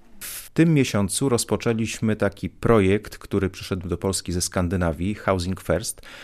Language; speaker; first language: Polish; native; Polish